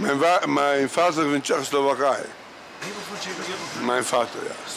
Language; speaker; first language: German; non-native, learner; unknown